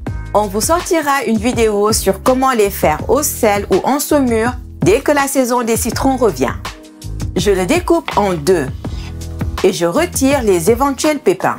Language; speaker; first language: French; native; French